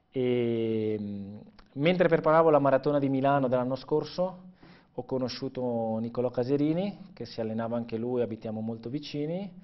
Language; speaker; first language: Italian; non-native, fluent; Catalan